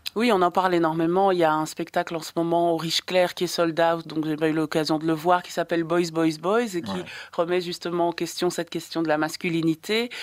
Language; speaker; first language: French; native; French